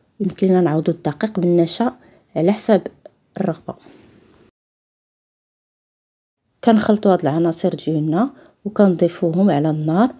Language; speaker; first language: Arabic; native; Arabic